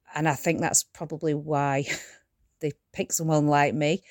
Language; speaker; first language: English; native; English